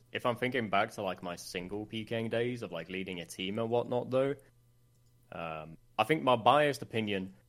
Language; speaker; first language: English; non-native, fluent; Swedish